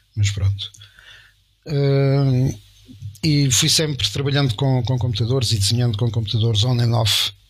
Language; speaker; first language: Portuguese; native; Portuguese